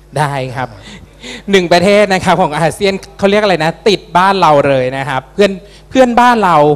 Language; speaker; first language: Thai; native; Thai